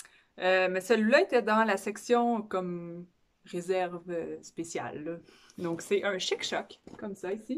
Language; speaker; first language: French; native; French